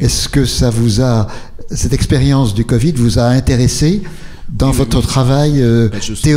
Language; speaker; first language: French; native; French